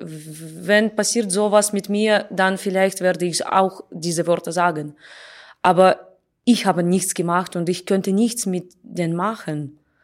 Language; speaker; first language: German; non-native, learner; Russian